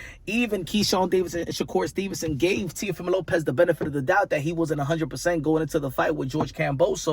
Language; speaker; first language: English; native; English